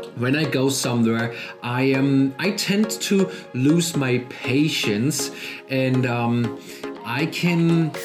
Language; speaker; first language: English; non-native, fluent; German